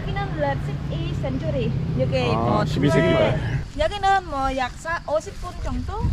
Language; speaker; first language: Korean; non-native, learner; Khmer